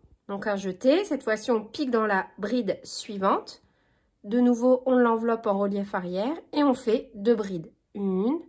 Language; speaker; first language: French; native; French